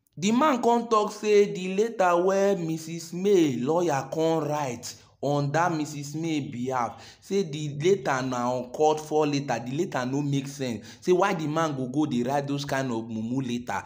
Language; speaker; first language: Nigerian Pidgin; native; Nigerian Pidgin